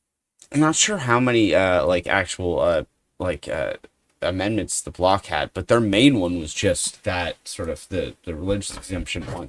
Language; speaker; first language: English; native; English